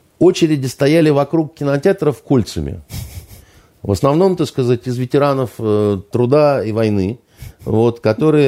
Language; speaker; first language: Russian; native; Russian